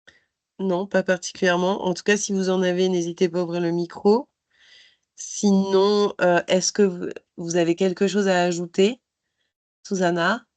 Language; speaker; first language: French; native; French